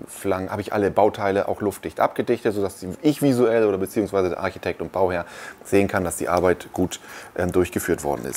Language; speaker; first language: German; native; German